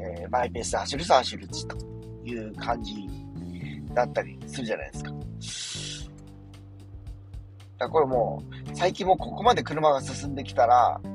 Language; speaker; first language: Japanese; native; Japanese